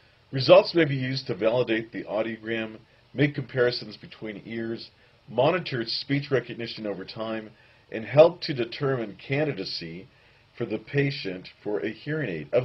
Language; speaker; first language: English; native; English